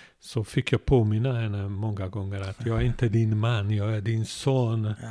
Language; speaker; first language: Swedish; non-native, fluent; Hungarian